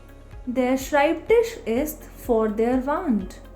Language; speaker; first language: German; non-native, fluent; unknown